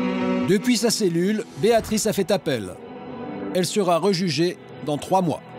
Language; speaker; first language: French; native; French